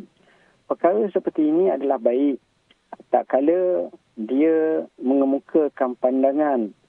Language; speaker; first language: Malay; native; Malay